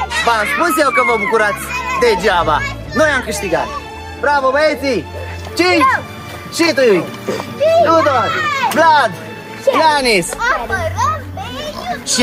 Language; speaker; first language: Romanian; native; Romanian